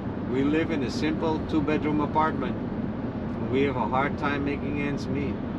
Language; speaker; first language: English; non-native, fluent; Dutch